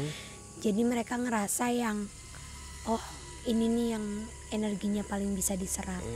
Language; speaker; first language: Indonesian; native; Indonesian